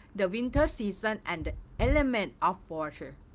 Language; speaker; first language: English; non-native, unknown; Thai